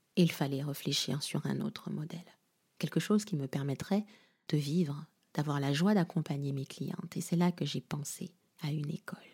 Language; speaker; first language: French; non-native, local second language; Lingala